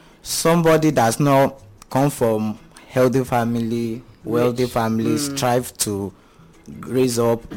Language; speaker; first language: English; non-native, local second language; Yoruba